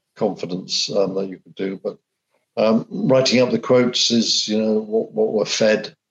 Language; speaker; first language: English; native; English